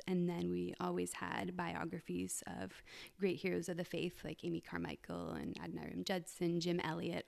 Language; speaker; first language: English; native; English